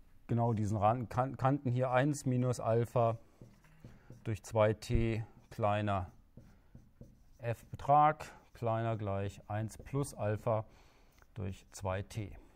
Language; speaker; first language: German; native; German